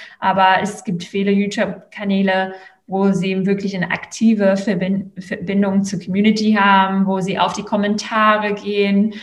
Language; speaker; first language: German; non-native, fluent; English